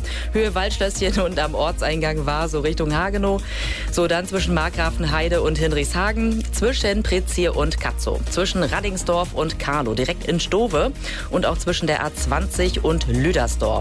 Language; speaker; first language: German; native; German